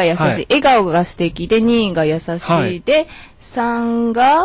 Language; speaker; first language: Japanese; native; Japanese